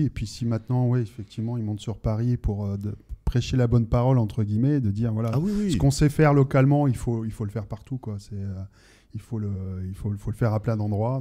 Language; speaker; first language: French; native; French